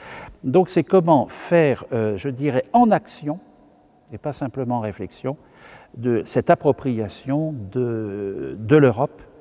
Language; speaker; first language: French; native; French